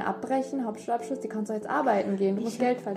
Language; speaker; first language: German; early bilingual, other home language; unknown